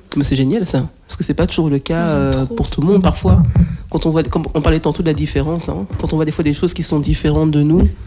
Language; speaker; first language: French; native; French